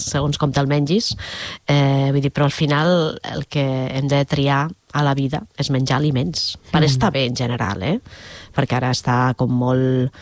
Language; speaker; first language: Catalan; non-native, local second language; Spanish